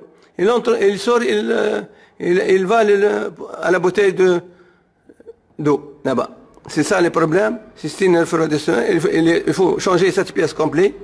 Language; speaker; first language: French; non-native, learner; Arabic